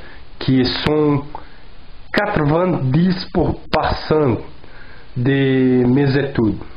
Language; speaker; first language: French; non-native, learner; Portuguese